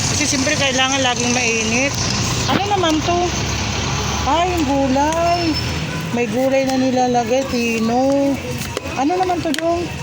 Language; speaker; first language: Filipino; non-native, local second language; Waray